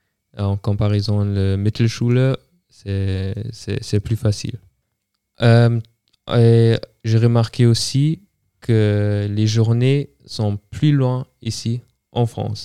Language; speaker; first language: French; non-native, fluent; German